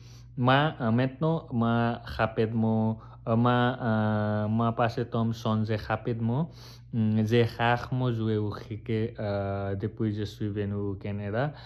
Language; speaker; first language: French; non-native, learner; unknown